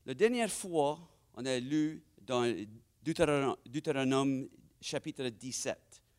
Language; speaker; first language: French; non-native, fluent; English